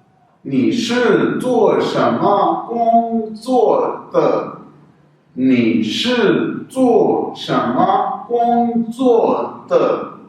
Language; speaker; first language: Chinese; non-native, fluent; Urdu